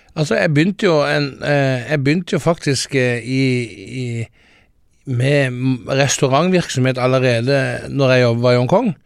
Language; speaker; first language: Norwegian; early bilingual, heritage; Norwegian